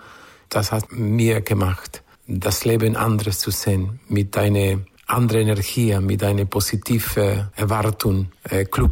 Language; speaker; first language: German; non-native, fluent; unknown